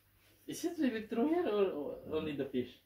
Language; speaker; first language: English; non-native, local second language; Filipino